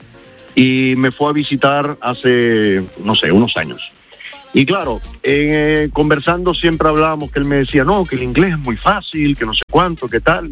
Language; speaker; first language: Spanish; early bilingual, heritage; Spanish